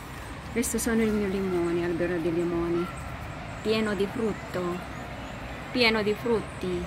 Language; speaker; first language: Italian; non-native, learner; Filipino